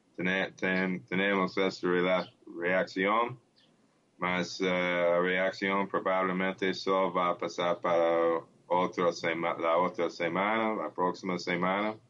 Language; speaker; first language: Portuguese; non-native, learner; English